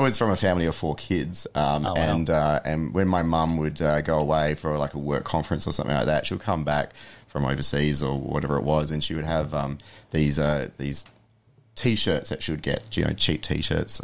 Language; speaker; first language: English; native; English